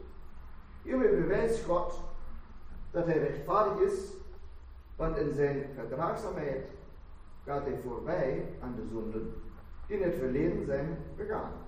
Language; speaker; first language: Dutch; non-native, fluent; German